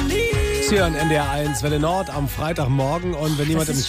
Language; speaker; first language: German; native; German